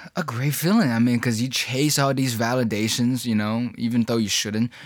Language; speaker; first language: English; early bilingual, other home language; Chinese